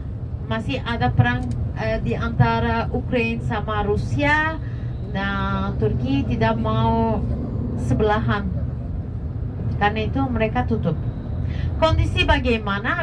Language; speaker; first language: Indonesian; non-native, fluent; Turkish